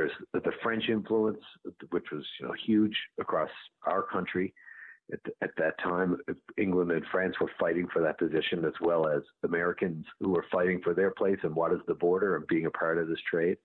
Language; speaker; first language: English; native; English